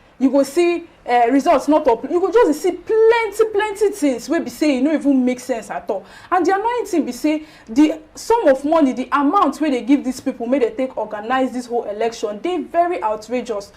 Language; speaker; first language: Nigerian Pidgin; native; Nigerian Pidgin